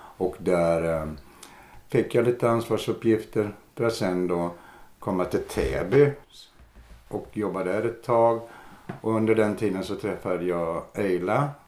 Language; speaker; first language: Swedish; native; Swedish